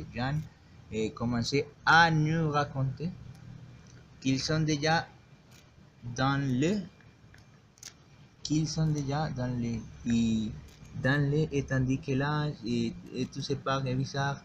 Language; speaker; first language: French; non-native, learner; Spanish